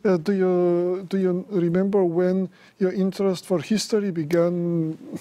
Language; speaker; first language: English; non-native, fluent; Romanian